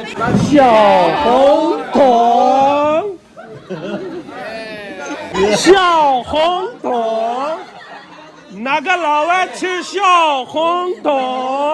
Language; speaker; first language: Chinese; non-native, learner; Urdu